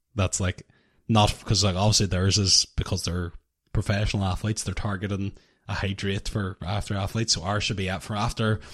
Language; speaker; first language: English; native; English